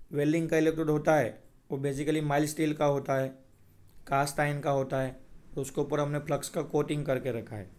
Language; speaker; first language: Hindi; non-native, local second language; Gujarati